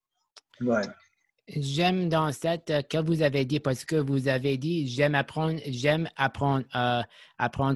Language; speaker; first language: French; non-native, learner; English